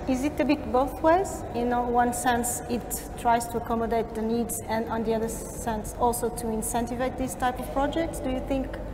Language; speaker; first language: English; non-native, fluent; Portuguese